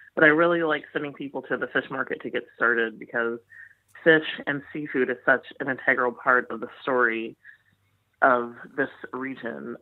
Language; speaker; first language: English; native; English